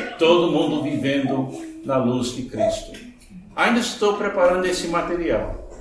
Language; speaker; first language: Portuguese; non-native, fluent; English